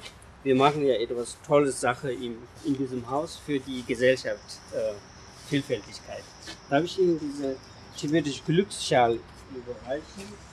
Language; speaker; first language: German; non-native, fluent; Tibetan